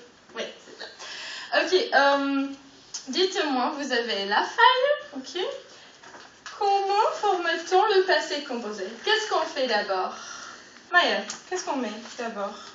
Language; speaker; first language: French; non-native, fluent; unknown